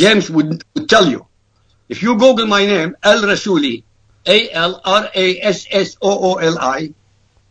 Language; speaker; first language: English; non-native, fluent; Arabic